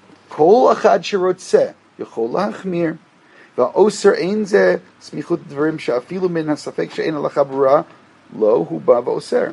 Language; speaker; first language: Hebrew; non-native, fluent; English